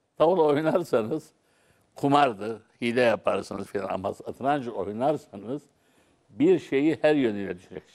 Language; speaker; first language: Turkish; non-native, local second language; Arabic